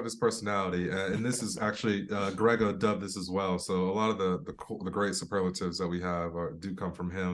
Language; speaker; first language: English; native; English